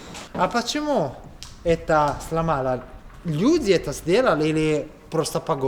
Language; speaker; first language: Russian; non-native, learner; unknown